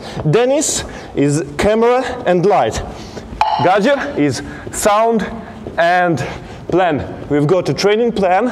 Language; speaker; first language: English; non-native, fluent; Russian